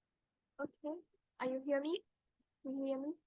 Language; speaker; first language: English; non-native, fluent; Vietnamese